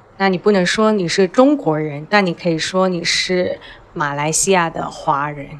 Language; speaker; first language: Chinese; native; Chinese